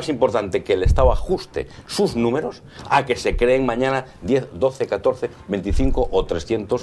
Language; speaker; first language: Spanish; native; Spanish